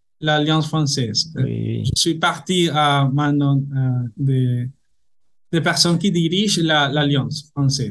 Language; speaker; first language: French; non-native, learner; Spanish